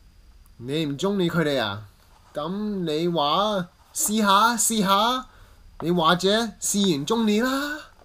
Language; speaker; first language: Cantonese; early bilingual, heritage; English